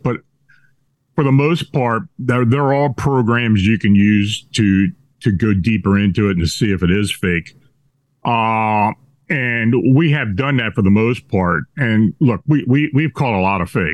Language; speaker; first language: English; native; English